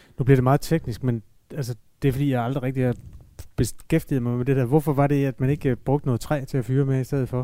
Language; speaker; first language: Danish; native; Danish